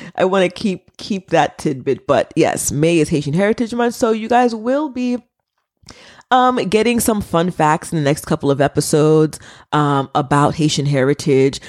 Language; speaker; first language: English; early bilingual, other home language; Haitian Creole